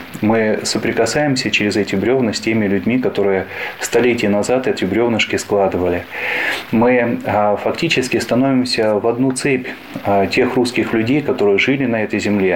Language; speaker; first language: Russian; native; Russian